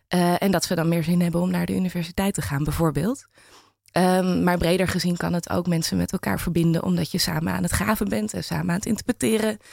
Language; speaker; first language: Dutch; native; Dutch